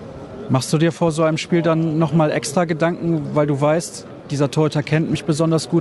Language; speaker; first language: German; native; German